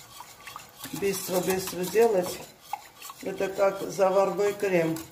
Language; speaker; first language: Russian; non-native, fluent; Armenian